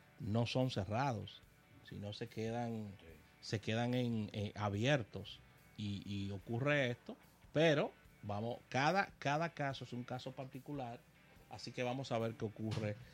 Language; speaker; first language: Spanish; native; Spanish